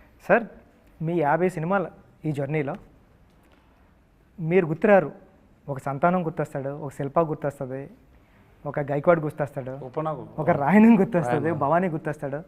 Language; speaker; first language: Telugu; native; Telugu